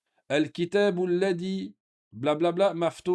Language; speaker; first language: Arabic; non-native, fluent; French